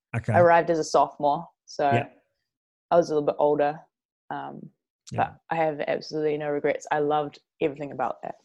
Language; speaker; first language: English; native; English